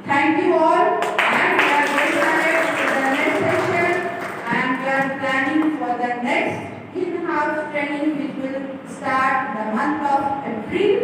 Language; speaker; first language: English; non-native, local second language; Hindi